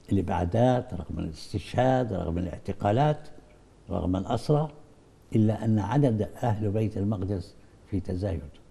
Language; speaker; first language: Arabic; native; Arabic